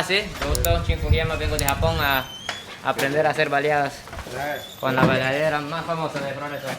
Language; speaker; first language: Spanish; non-native, fluent; Japanese